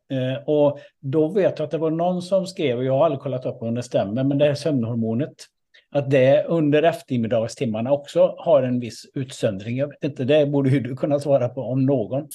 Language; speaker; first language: Swedish; native; Swedish